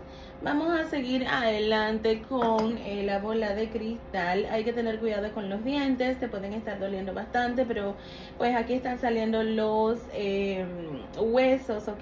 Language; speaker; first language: Spanish; native; Spanish